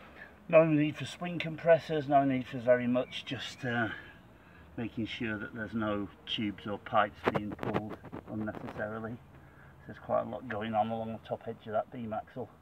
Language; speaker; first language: English; native; English